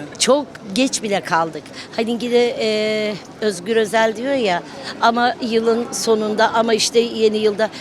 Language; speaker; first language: Turkish; native; Turkish